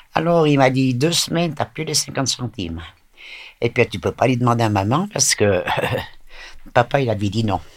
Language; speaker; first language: French; native; French